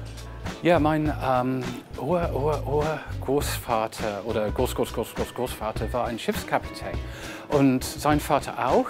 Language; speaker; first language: German; non-native, fluent; English